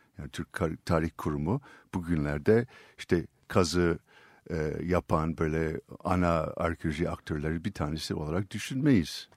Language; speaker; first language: Turkish; non-native, fluent; English